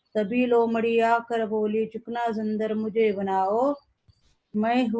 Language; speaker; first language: Hindi; non-native, local second language; Marathi